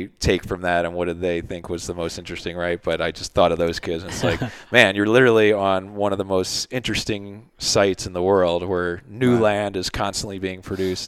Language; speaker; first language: English; native; English